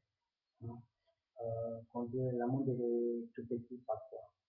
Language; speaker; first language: French; non-native, fluent; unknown